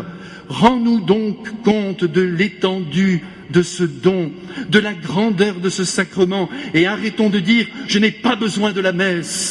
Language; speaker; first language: French; native; French